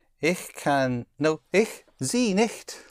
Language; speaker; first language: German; non-native, fluent; English